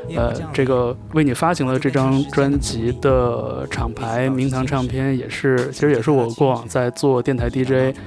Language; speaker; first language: Chinese; native; Chinese